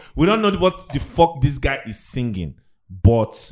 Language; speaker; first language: English; non-native, local second language; Igbo